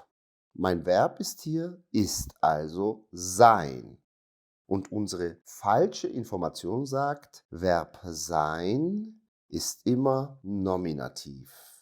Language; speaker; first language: German; non-native, fluent; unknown